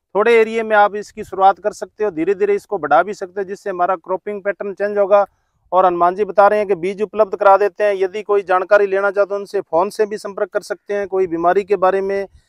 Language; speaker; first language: Hindi; native; Hindi